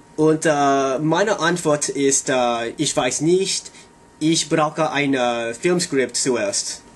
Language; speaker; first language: German; non-native, learner; English